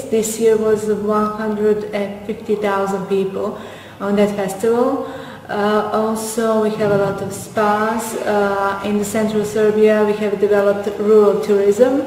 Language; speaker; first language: English; non-native, fluent; Serbian